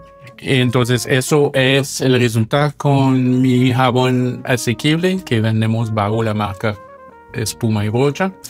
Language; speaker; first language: Spanish; non-native, fluent; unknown